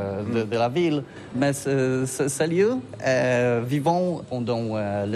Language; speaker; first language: French; non-native, learner; Polish